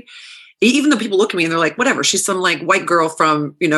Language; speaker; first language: English; native; English